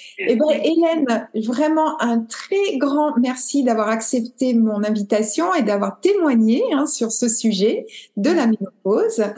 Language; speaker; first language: French; native; French